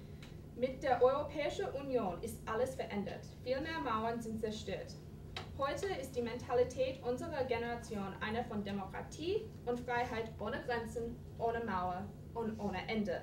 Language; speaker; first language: German; non-native, fluent; English